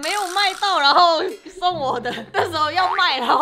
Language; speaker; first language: Chinese; non-native, fluent; Korean